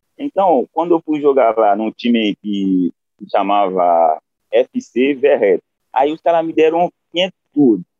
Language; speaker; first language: Portuguese; non-native, fluent; Haitian Creole